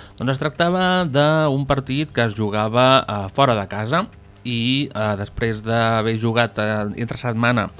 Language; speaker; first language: Catalan; native; Catalan